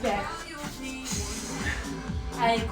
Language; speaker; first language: French; native; French